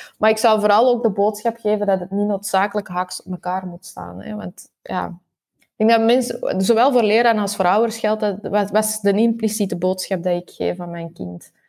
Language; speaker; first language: Dutch; native; Dutch